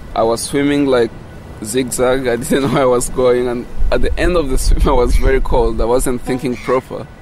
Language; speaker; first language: English; non-native, fluent; Kinyarwanda